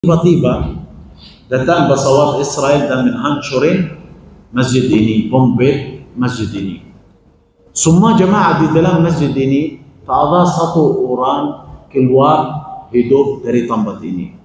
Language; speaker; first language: Indonesian; non-native, fluent; Arabic